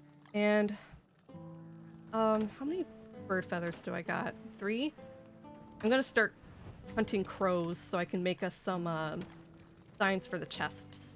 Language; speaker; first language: English; native; English